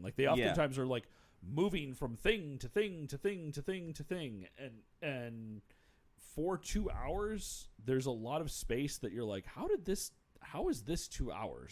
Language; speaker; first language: English; native; English